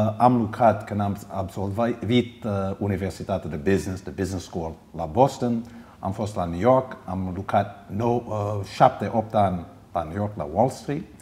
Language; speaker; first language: Romanian; early bilingual, heritage; Romanian